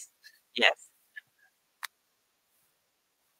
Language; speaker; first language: English; non-native, learner; Turkish